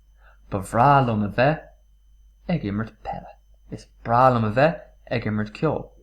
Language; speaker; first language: Irish; non-native, local second language; English